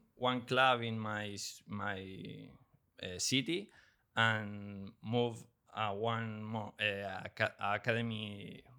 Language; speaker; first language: English; non-native, learner; Spanish